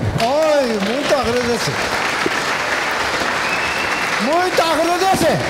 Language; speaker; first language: Portuguese; non-native, learner; Korean